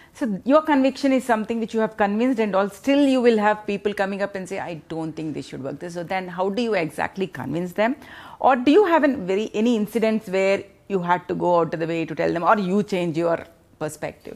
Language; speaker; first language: English; non-native, local second language; Telugu